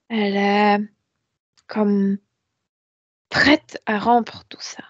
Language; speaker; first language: French; non-native, fluent; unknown